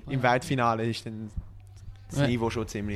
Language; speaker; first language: German; native; German